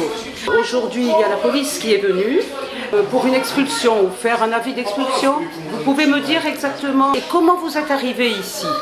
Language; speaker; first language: French; native; French